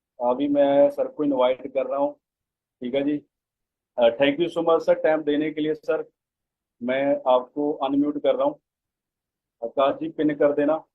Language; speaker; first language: Hindi; native; Hindi